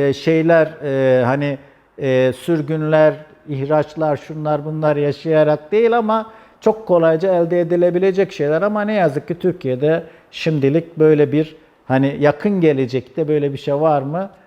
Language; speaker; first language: Turkish; native; Turkish